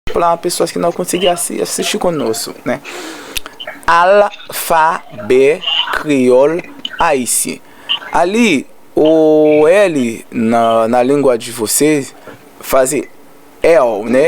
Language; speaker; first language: Portuguese; non-native, learner; Haitian Creole